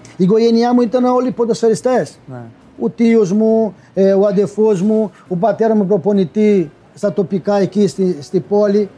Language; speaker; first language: Greek; non-native, fluent; Portuguese